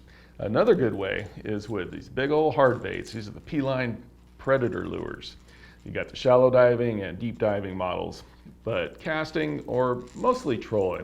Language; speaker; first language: English; native; English